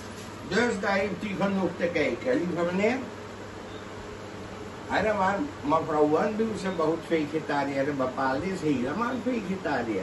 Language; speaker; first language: Dutch; non-native, local second language; Caribbean Hindustani